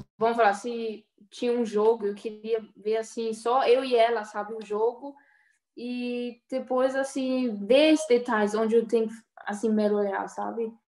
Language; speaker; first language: Portuguese; early bilingual, heritage; Portuguese